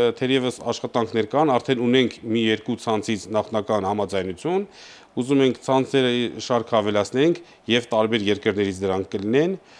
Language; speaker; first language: Armenian; native; Armenian